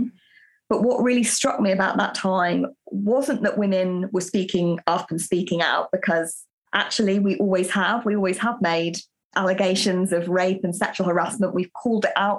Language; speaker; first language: English; native; English